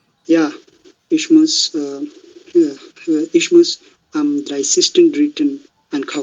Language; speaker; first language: German; non-native, learner; Bangla